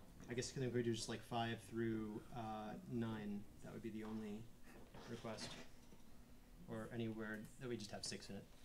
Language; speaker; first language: English; native; English